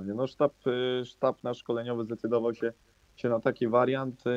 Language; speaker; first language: Polish; native; Polish